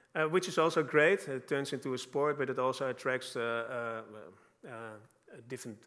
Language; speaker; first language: English; non-native, fluent; Dutch